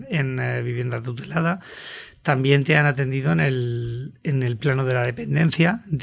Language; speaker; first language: Spanish; native; Spanish